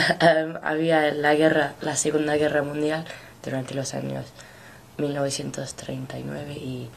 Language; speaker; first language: Spanish; non-native, fluent; English